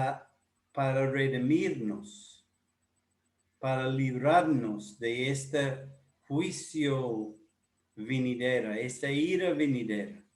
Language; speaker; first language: Spanish; non-native, fluent; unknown